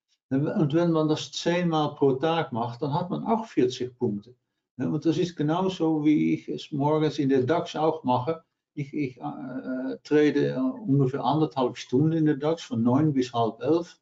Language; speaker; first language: German; non-native, learner; Dutch